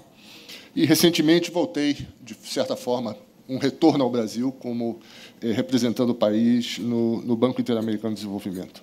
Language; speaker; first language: Portuguese; native; Portuguese